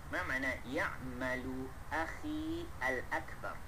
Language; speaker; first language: Arabic; non-native, fluent; Malay